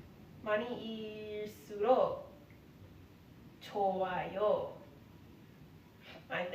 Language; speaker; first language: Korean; non-native, learner; English